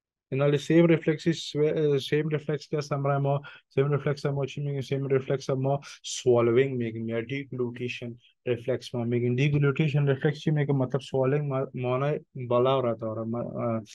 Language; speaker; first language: English; non-native, fluent; Persian